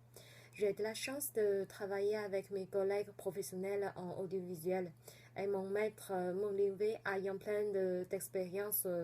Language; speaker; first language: French; non-native, fluent; Chinese